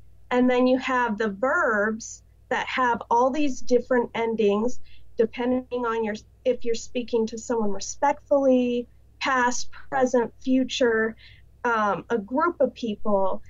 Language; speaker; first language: English; native; English